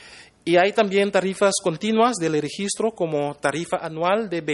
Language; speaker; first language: Spanish; non-native, fluent; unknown